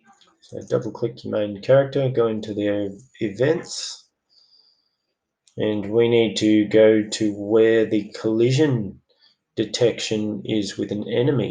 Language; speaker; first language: English; native; English